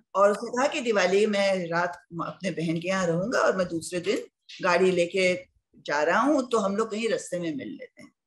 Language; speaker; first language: Hindi; native; Hindi